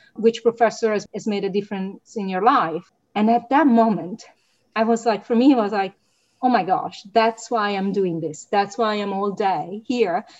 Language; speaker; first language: English; non-native, fluent; Italian